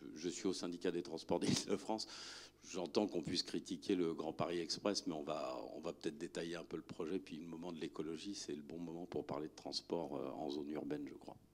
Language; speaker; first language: French; native; French